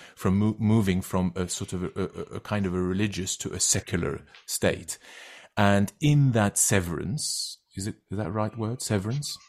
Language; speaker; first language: English; non-native, fluent; Turkish